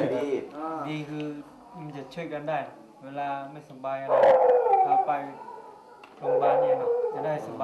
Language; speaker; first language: Thai; non-native, local second language; Hmong